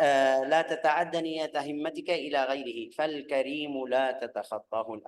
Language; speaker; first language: Arabic; native; Arabic